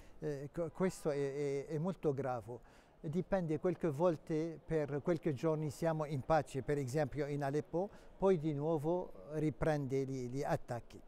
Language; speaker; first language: Italian; non-native, fluent; Arabic